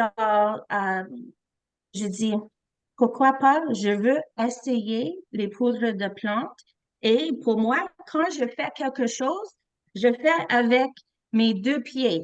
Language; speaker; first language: French; non-native, local second language; English